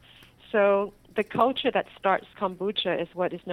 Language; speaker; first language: English; non-native, local second language; Cantonese